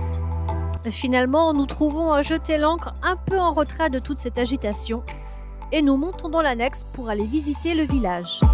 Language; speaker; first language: French; native; French